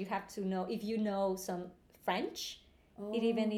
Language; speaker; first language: English; non-native, fluent; Spanish